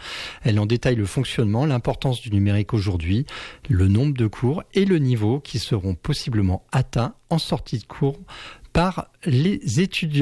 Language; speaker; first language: French; native; French